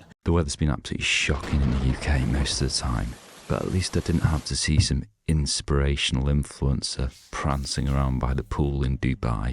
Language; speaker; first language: English; native; English